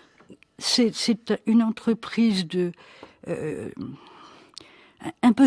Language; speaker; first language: French; native; French